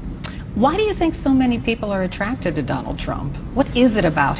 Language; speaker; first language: English; native; English